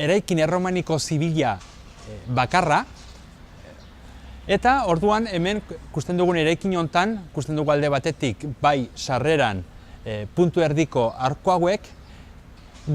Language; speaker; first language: Basque; native; Basque